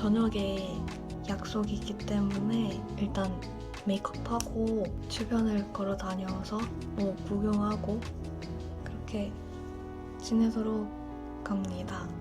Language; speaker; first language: Korean; non-native, fluent; Japanese